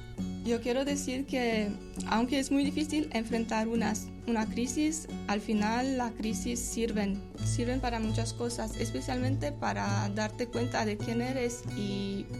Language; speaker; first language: Spanish; non-native, fluent; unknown